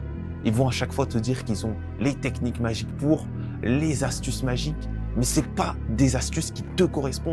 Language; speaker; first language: French; native; French